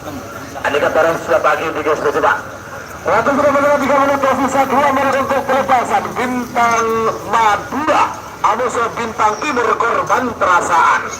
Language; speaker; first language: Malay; non-native, local second language; Madurese